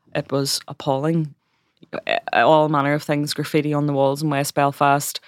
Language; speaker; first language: English; native; English